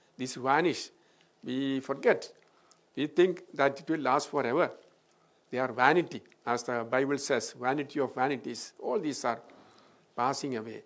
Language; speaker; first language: English; non-native, local second language; Malayalam